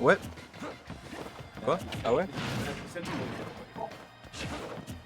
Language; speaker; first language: French; native; French